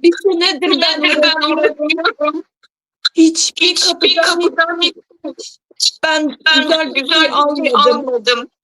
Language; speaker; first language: Turkish; non-native, learner; Turkmen